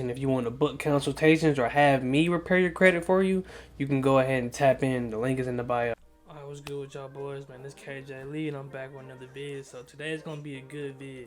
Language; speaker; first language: English; native; English